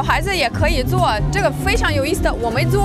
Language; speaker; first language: Chinese; non-native, learner; Russian